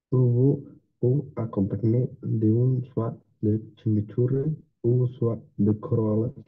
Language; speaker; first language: French; non-native, learner; Spanish